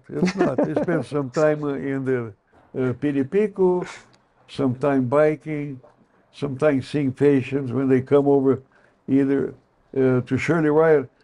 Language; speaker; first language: English; non-native, fluent; Portuguese